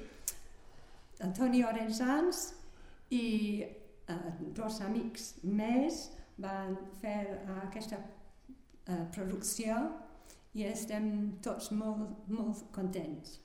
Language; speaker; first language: Catalan; non-native, fluent; English